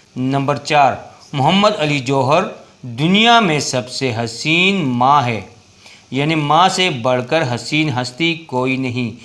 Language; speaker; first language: Urdu; non-native, local second language; Pashto